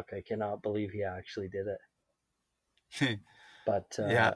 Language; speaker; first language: English; native; English